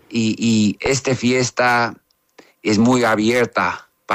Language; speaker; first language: Spanish; non-native, learner; English